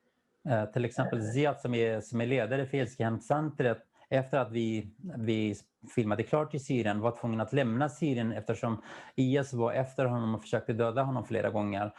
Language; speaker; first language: Swedish; non-native, fluent; Kurdish